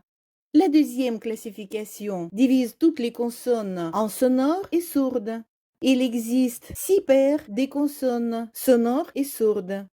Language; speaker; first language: French; non-native, fluent; Russian